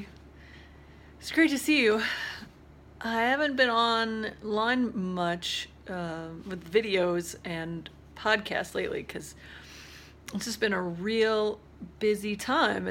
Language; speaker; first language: English; native; English